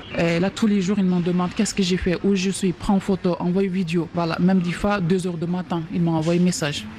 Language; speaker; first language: French; non-native, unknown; Uyghur